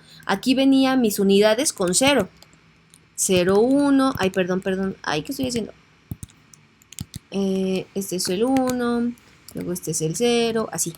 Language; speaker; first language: Spanish; native; Spanish